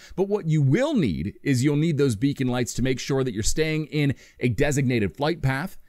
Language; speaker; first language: English; native; English